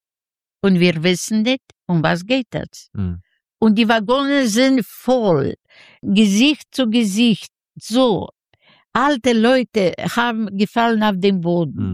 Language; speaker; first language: German; non-native, fluent; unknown